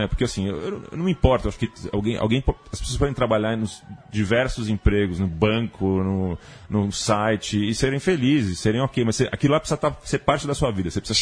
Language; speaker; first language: Portuguese; native; Portuguese